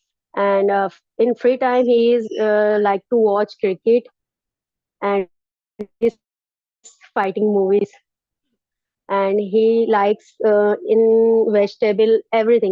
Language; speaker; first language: English; non-native, learner; Urdu